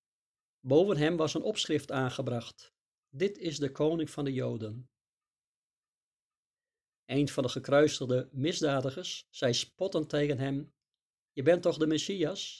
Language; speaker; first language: Dutch; native; Dutch